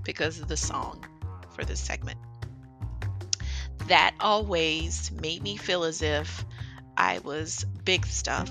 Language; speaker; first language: English; native; English